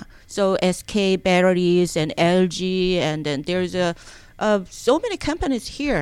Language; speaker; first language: English; non-native, learner; Korean